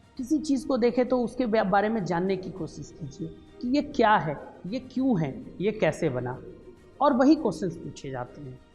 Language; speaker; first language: Hindi; native; Hindi